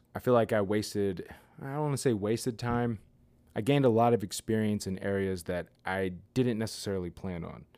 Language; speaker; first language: English; native; English